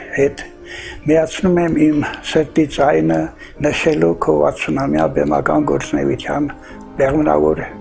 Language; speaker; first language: Armenian; native; Armenian